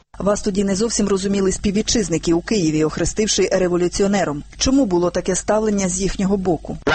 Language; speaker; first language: Ukrainian; native; Ukrainian